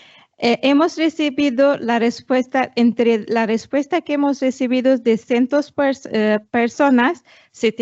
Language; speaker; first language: Spanish; non-native, fluent; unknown